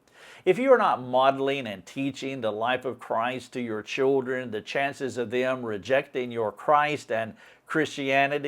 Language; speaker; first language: English; native; English